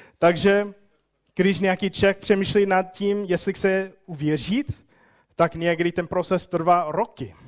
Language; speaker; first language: Czech; non-native, fluent; English